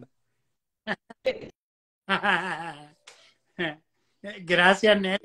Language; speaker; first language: Spanish; native; Spanish